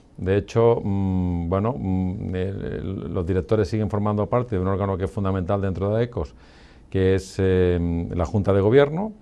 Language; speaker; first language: Spanish; native; Spanish